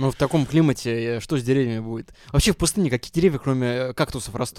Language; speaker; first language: Russian; native; Russian